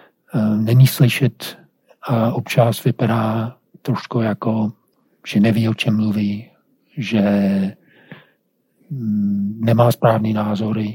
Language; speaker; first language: Czech; non-native, fluent; English